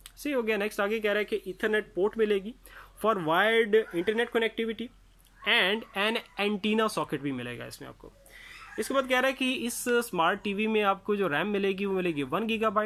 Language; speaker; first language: Hindi; native; Hindi